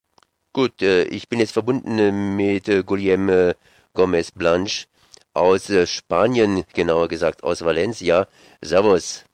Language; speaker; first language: German; native; German